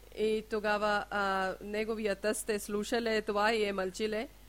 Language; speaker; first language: Bulgarian; non-native, learner; Urdu